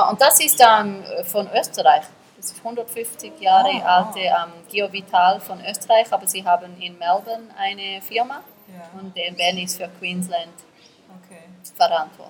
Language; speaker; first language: German; early bilingual, heritage; German